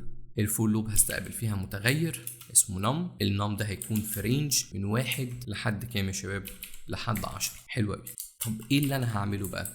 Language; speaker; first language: Arabic; native; Arabic